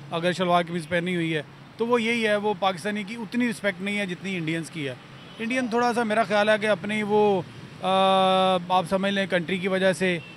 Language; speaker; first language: Urdu; native; Urdu